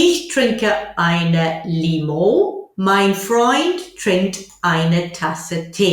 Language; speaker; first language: German; non-native, fluent; English